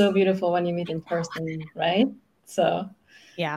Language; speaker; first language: English; non-native, fluent; German